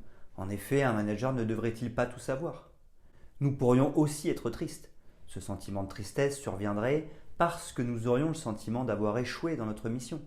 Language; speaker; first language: French; native; French